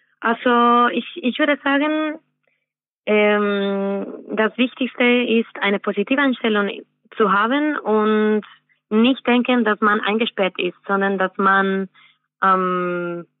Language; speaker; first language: German; non-native, fluent; Spanish